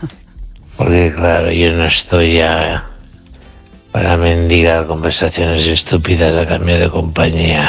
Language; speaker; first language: Spanish; native; Spanish